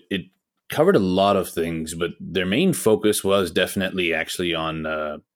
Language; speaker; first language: English; native; English